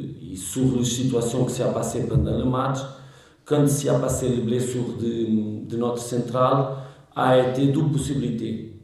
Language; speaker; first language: French; non-native, learner; Portuguese